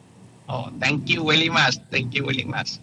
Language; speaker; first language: English; non-native, learner; Thai